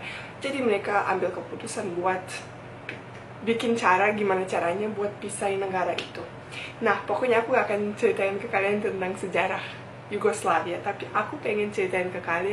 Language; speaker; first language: Indonesian; non-native, fluent; Bosnian